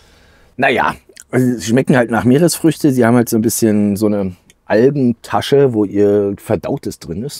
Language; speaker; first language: German; native; German